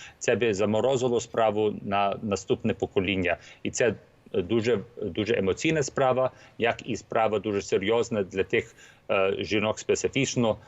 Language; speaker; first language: Ukrainian; early bilingual, heritage; Ukrainian